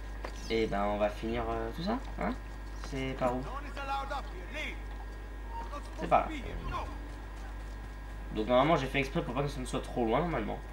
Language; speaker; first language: French; native; French